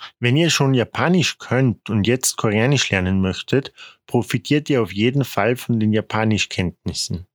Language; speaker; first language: German; non-native, fluent; Korean